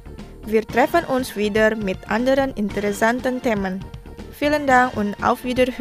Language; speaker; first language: German; non-native, fluent; Indonesian